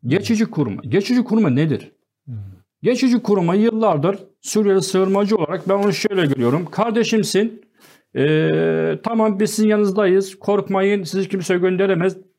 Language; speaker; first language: Turkish; non-native, fluent; Arabic